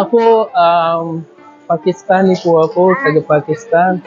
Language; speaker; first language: Filipino; non-native, learner; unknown